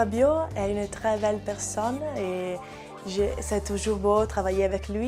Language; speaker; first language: French; non-native, local second language; Italian